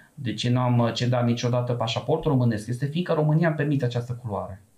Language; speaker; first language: Romanian; non-native, local second language; Serbian